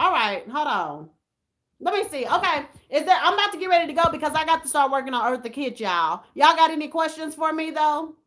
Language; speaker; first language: English; native; English